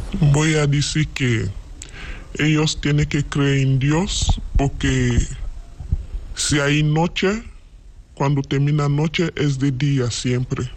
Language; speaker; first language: Spanish; non-native, learner; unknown